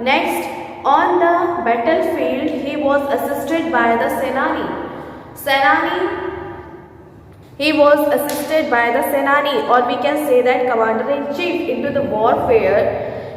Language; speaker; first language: English; non-native, local second language; Hindi